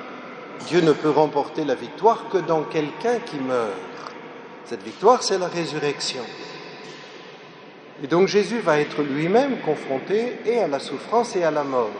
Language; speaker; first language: French; native; French